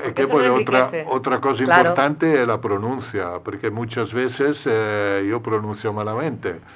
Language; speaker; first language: Spanish; non-native, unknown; Italian